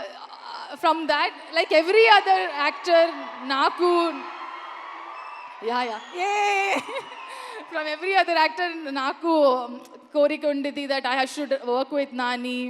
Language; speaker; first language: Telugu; non-native, learner; Kannada